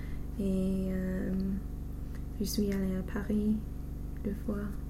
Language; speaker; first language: French; non-native, fluent; English